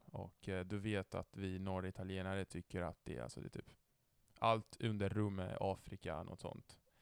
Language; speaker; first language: Swedish; non-native, fluent; Italian